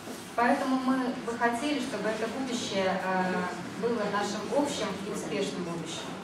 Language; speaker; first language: Russian; native; Russian